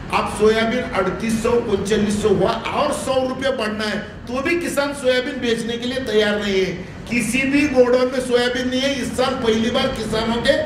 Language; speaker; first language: Hindi; non-native, local second language; Marathi